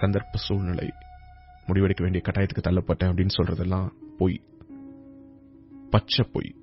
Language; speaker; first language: Tamil; native; Tamil